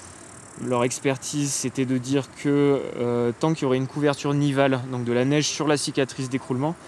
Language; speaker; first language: French; native; French